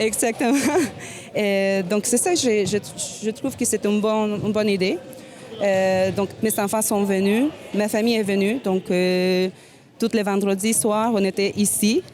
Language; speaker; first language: French; non-native, learner; Spanish